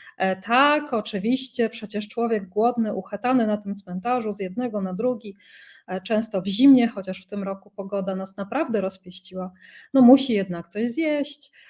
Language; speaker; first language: Polish; native; Polish